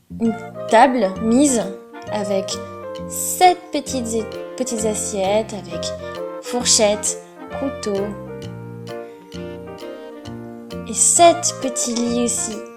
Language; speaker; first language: French; non-native, fluent; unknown